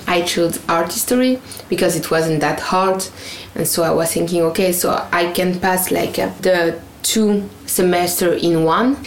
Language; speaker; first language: English; non-native, fluent; French